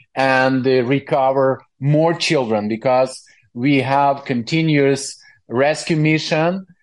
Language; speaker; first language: English; non-native, fluent; Ukrainian